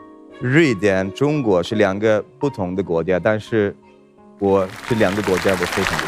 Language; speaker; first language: Chinese; non-native, fluent; Swedish